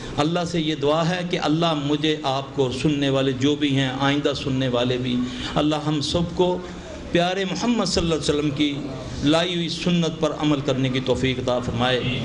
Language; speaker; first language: Urdu; non-native, local second language; Punjabi